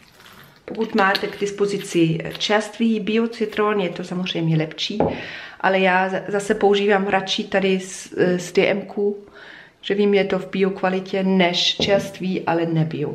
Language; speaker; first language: Czech; non-native, fluent; German